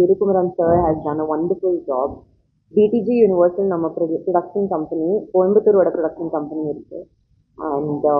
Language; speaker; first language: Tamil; non-native, learner; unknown